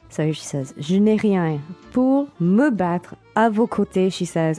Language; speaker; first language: French; non-native, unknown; English